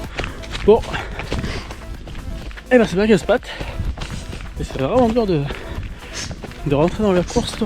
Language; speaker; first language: French; native; French